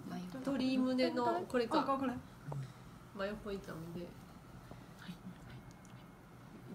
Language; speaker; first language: Japanese; non-native, learner; Chinese